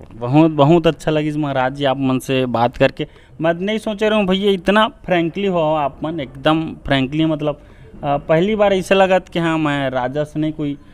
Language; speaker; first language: Hindi; native; Hindi